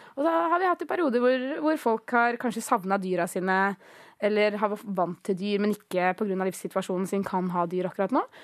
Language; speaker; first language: Norwegian; early bilingual, other home language; Greek